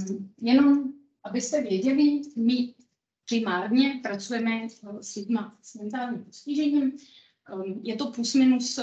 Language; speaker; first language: Czech; non-native, fluent; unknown